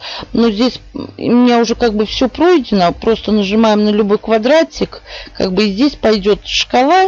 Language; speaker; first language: Russian; native; Russian